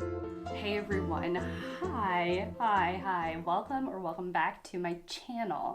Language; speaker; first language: English; native; English